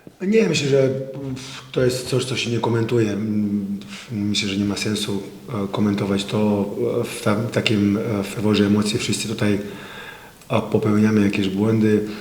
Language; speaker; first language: Polish; non-native, fluent; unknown